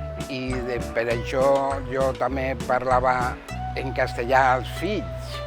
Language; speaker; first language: Catalan; non-native, local second language; Spanish